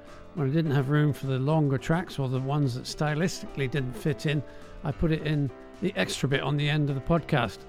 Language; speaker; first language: English; native; English